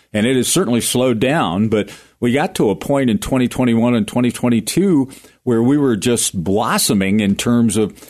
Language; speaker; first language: English; native; English